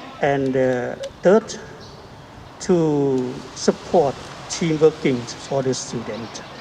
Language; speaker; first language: English; non-native, learner; Thai